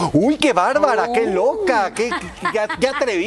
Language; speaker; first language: Spanish; native; Spanish